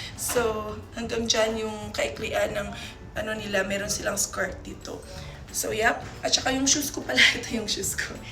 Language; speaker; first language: Filipino; non-native, local second language; Hiligaynon